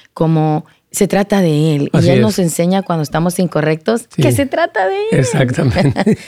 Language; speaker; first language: Spanish; native; Spanish